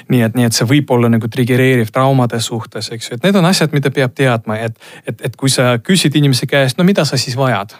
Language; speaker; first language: Estonian; non-native, local second language; Russian